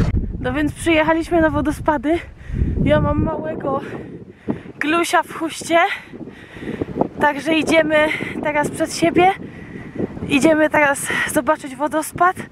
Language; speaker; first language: Polish; native; Polish